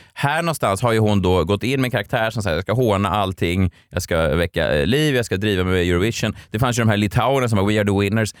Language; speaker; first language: Swedish; native; Swedish